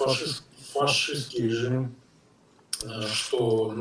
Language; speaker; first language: Russian; native; Russian